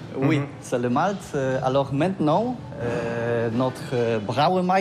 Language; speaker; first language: French; non-native, learner; Polish